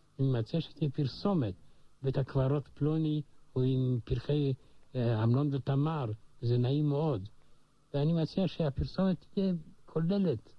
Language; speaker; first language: Hebrew; non-native, fluent; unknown